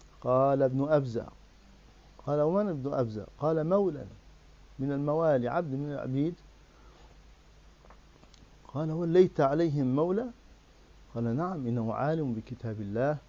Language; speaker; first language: Arabic; native; Arabic